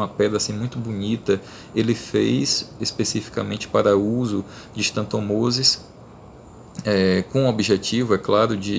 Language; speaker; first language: Portuguese; native; Portuguese